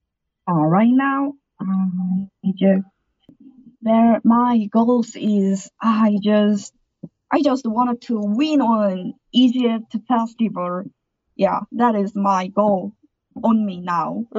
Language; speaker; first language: English; non-native, learner; Korean